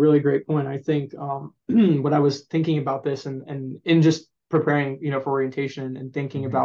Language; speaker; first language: English; native; English